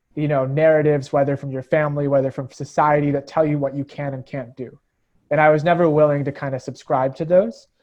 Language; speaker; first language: English; native; English